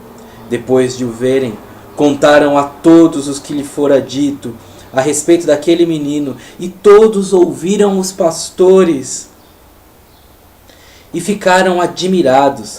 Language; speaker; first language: Portuguese; native; Portuguese